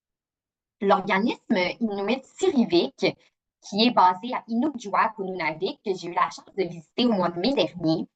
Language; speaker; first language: French; native; French